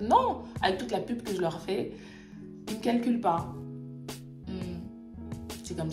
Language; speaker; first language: French; native; French